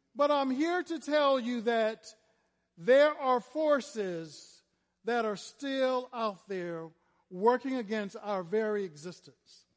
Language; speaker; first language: English; native; English